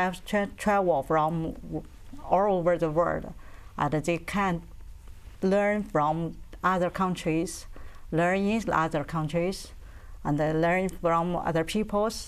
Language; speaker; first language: English; non-native, learner; Chinese